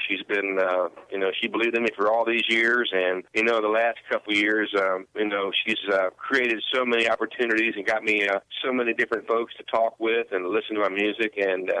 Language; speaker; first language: English; native; English